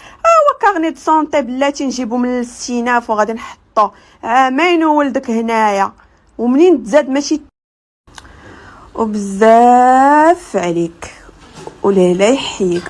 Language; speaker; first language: Arabic; native; Arabic